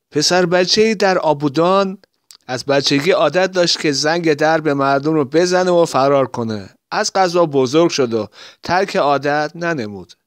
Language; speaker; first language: Persian; non-native, local second language; Assyrian Neo-Aramaic